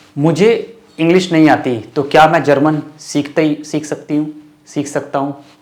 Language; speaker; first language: Hindi; native; Hindi